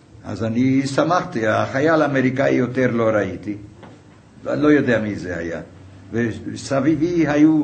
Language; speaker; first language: Hebrew; non-native, fluent; Hungarian